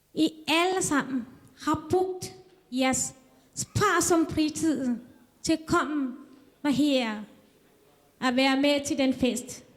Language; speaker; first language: Danish; non-native, fluent; Tamil